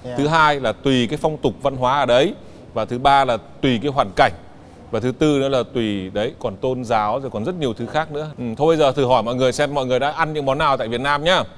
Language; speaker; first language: Vietnamese; native; Vietnamese